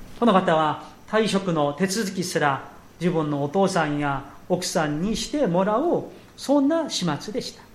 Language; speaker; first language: Japanese; non-native, fluent; Korean